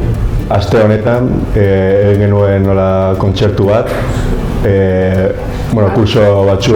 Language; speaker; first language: Basque; non-native, local second language; Spanish